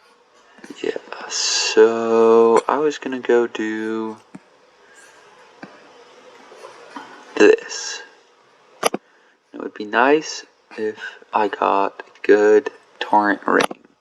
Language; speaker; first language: English; native; English